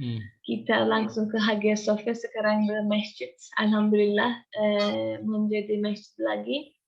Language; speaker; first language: Indonesian; non-native, learner; Turkish